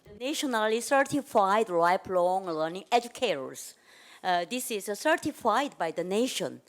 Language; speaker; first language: English; non-native, learner; Korean